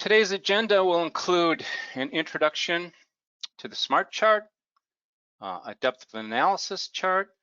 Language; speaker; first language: English; native; English